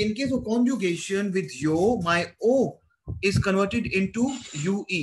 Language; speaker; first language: English; non-native, local second language; Hindi